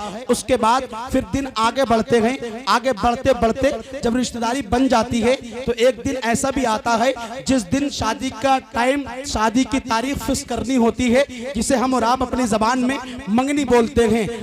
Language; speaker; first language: Hindi; native; Hindi